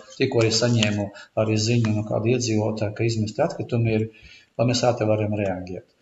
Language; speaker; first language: Latvian; non-native, local second language; Russian